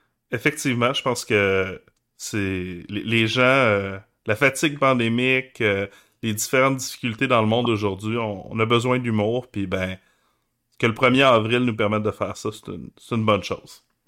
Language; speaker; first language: French; native; French